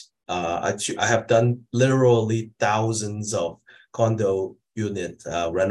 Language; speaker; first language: English; non-native, local second language; Cantonese